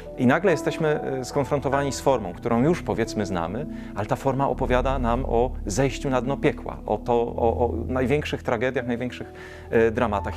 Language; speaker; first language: Polish; native; Polish